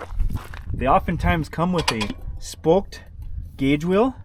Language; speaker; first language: English; native; English